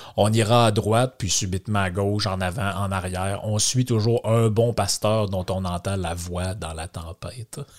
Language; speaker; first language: French; native; French